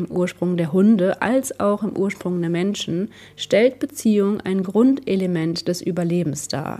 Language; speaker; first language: German; native; German